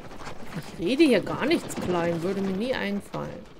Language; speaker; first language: German; native; German